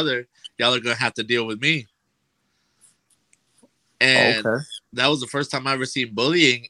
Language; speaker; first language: English; native; English